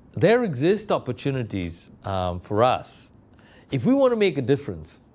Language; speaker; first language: English; non-native, local second language; Malayalam